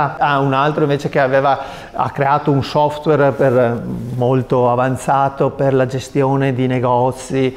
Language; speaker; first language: Italian; native; Italian